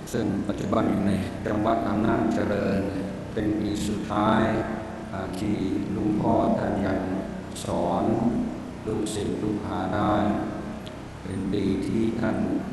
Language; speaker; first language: Thai; non-native, fluent; English